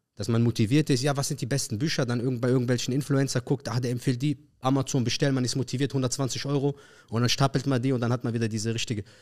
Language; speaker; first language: German; early bilingual, other home language; Arabic